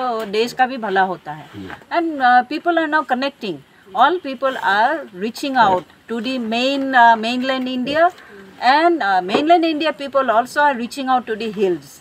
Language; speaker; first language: Hindi; non-native, local second language; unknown